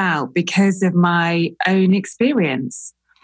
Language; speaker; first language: English; native; English